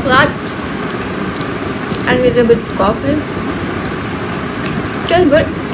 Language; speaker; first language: English; non-native, learner; Indonesian